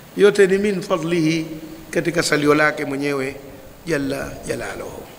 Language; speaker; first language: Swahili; native; Swahili